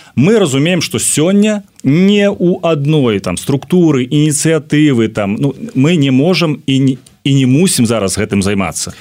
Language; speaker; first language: Belarusian; native; Belarusian